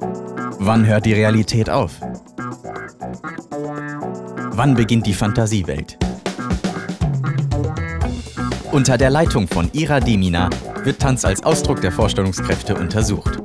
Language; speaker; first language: German; native; German